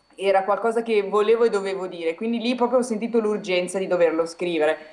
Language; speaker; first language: Italian; native; Italian